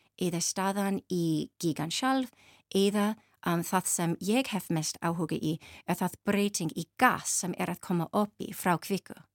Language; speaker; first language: Icelandic; non-native, learner; English